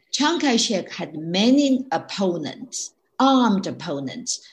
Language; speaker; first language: English; non-native, fluent; Chinese